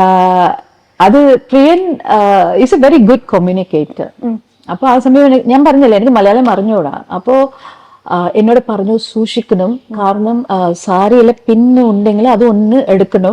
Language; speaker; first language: Malayalam; non-native, fluent; Tamil